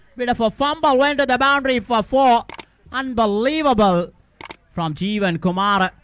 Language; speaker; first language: English; non-native, local second language; Sinhala